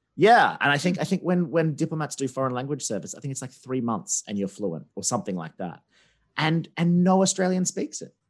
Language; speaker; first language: English; native; English